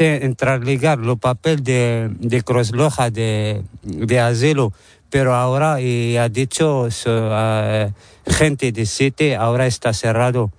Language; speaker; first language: Spanish; non-native, learner; Arabic